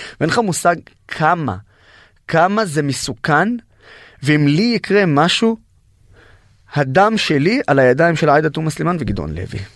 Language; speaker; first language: Hebrew; non-native, local second language; Arabic